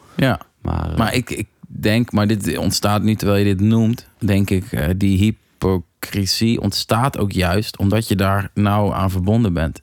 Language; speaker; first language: Dutch; native; Dutch